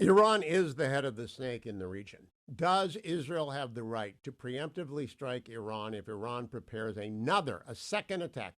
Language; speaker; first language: English; native; English